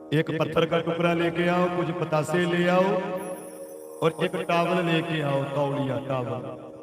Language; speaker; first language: Hindi; non-native, local second language; Punjabi